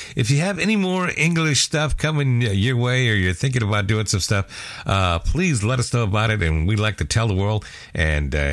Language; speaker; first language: English; native; English